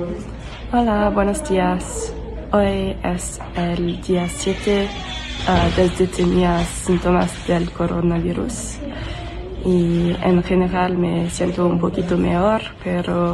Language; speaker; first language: Spanish; non-native, learner; English